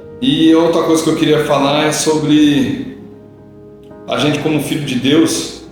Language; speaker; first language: Portuguese; native; Portuguese